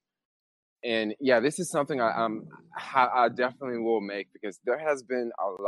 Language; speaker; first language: English; native; English